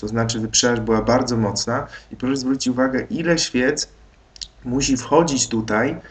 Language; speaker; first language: Polish; native; Polish